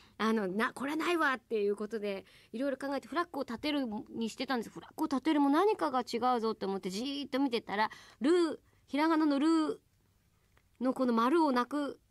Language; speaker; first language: Japanese; native; Japanese